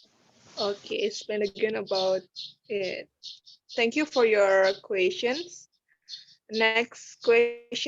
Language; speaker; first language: English; non-native, learner; Indonesian